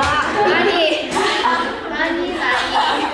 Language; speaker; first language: Korean; non-native, fluent; Thai